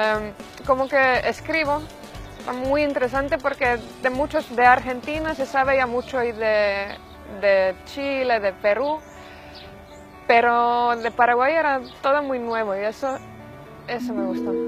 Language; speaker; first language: Spanish; non-native, fluent; Finnish